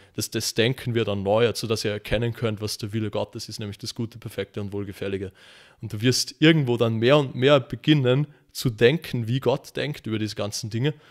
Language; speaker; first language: German; native; German